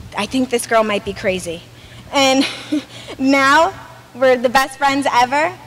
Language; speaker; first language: English; native; English